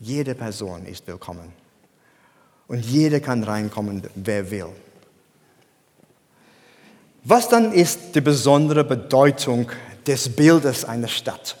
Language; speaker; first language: German; non-native, fluent; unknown